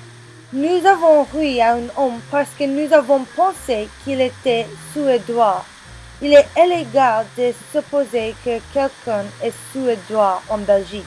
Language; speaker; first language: French; non-native, learner; English